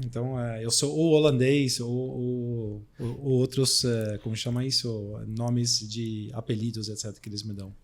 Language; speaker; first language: Portuguese; non-native, fluent; Dutch